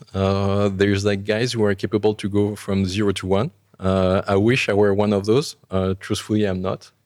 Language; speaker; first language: English; non-native, fluent; French